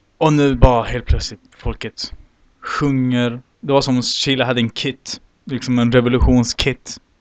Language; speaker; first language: Swedish; native; Swedish